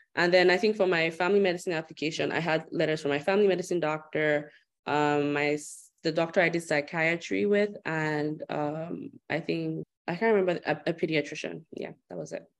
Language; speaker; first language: English; non-native, local second language; Yoruba